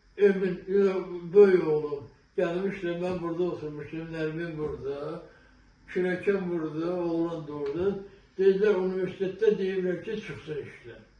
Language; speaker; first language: Azerbaijani; non-native, local second language; Talysh